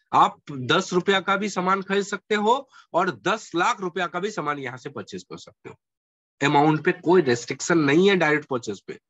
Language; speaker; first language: Hindi; non-native, local second language; Marathi